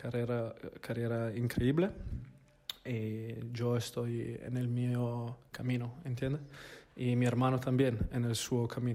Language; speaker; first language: Spanish; non-native, fluent; Italian